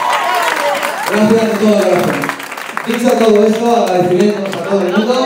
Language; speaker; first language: Spanish; native; Spanish